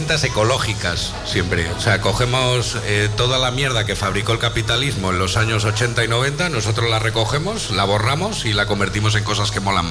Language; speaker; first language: Spanish; native; Spanish